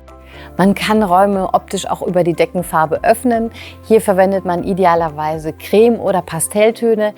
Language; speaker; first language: German; native; German